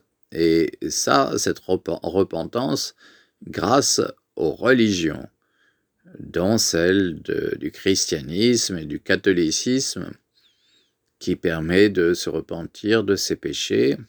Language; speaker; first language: French; native; French